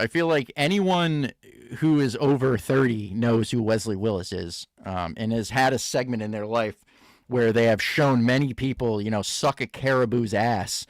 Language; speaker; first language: English; native; English